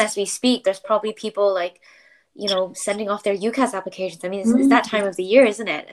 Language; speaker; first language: English; non-native, local second language; Chinese